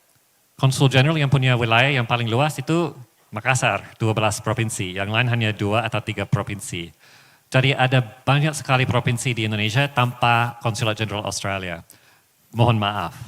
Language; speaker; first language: Indonesian; non-native, fluent; English